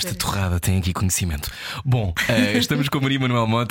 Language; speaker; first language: Portuguese; native; Portuguese